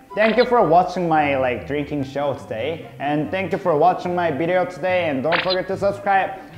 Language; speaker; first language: English; early bilingual, other home language; Korean